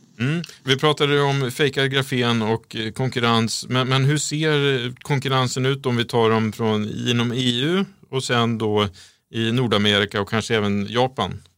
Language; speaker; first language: Swedish; native; Swedish